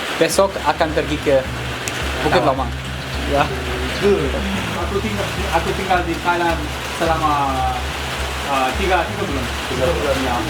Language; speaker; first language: Indonesian; non-native, learner; English